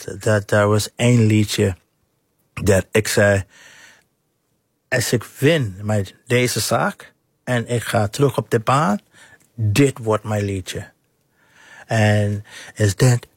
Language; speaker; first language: Dutch; non-native, fluent; English